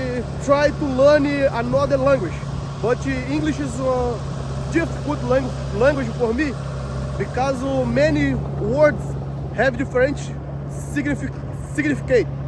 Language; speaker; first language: English; non-native, learner; Portuguese